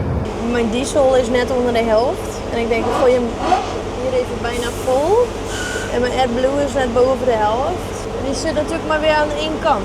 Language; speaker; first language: Dutch; native; Dutch